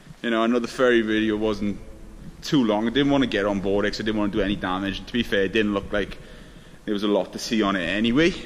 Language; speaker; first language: English; native; English